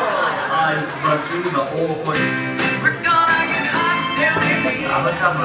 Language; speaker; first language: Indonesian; non-native, learner; English